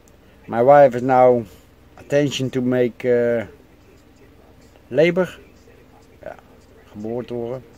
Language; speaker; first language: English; non-native, learner; Dutch